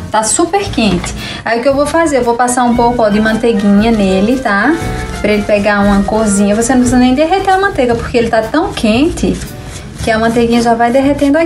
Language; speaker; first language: Portuguese; native; Portuguese